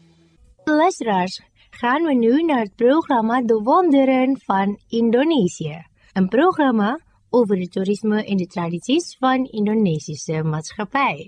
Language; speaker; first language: Dutch; non-native, fluent; Indonesian